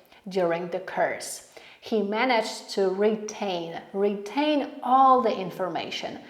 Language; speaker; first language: English; non-native, fluent; Polish